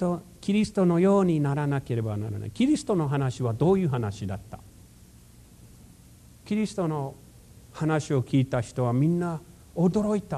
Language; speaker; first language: Japanese; non-native, fluent; English